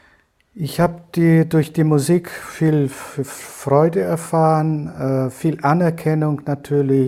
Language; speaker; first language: German; non-native, fluent; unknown